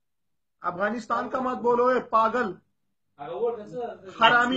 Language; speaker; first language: Hindi; non-native, learner; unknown